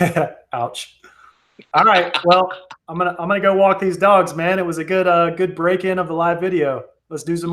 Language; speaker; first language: English; native; English